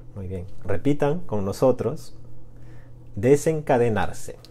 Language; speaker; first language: Spanish; native; Spanish